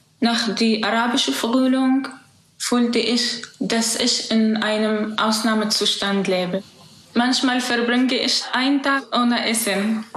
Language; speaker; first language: German; non-native, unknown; Arabic